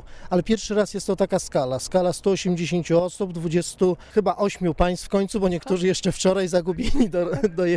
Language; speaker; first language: Polish; native; Polish